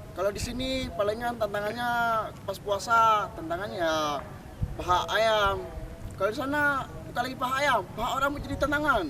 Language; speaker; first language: Indonesian; native; Indonesian